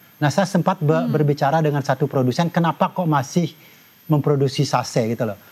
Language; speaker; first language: Indonesian; non-native, local second language; Balinese